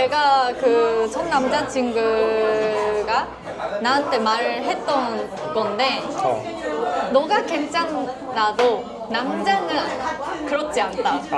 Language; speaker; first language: Korean; non-native, fluent; Japanese